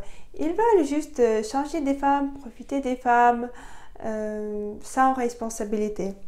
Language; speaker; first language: French; non-native, fluent; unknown